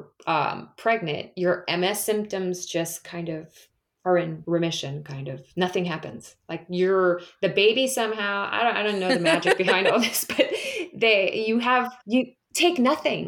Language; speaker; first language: English; native; English